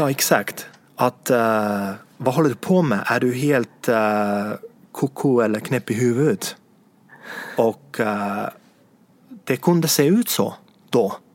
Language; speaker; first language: Swedish; non-native, fluent; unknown